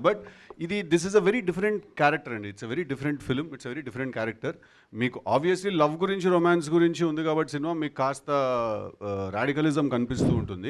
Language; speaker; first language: Telugu; native; Telugu